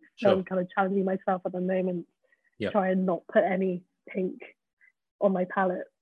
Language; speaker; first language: English; native; English